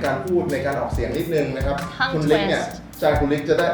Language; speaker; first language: Thai; native; Thai